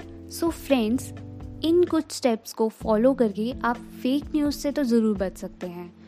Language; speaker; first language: Hindi; native; Hindi